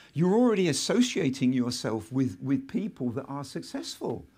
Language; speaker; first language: English; native; English